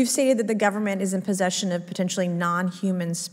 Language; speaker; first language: English; native; English